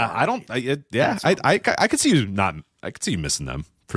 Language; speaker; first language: English; native; English